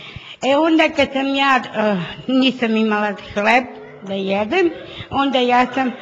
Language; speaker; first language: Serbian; non-native, local second language; Romany